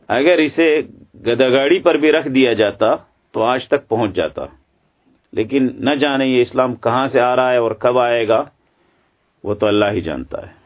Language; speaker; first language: Urdu; non-native, local second language; Pashto